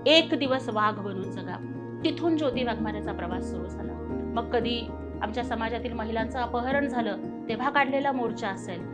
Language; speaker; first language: Marathi; non-native, local second language; Telugu